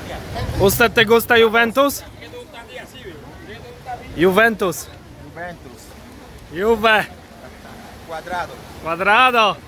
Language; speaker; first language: Spanish; non-native, learner; Polish